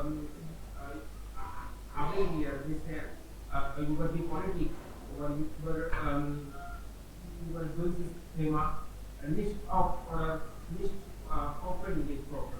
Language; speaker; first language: German; non-native, learner; Hindi